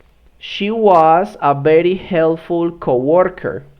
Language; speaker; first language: English; non-native, fluent; Spanish